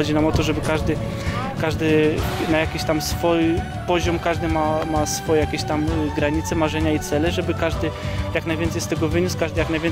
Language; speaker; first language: Polish; native; Polish